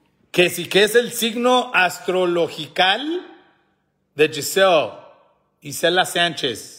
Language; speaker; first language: Spanish; early bilingual, heritage; Spanish